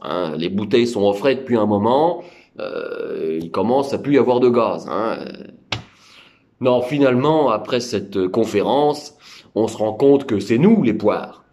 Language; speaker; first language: French; native; French